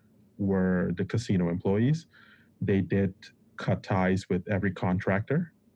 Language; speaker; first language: English; non-native, fluent; Papiamento